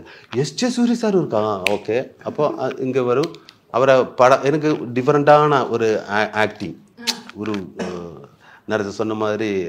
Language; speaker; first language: Tamil; non-native, learner; Malayalam